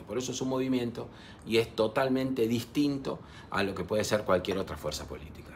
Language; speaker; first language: Spanish; native; Spanish